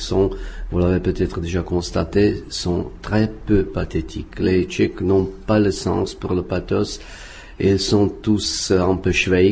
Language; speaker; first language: French; non-native, fluent; Czech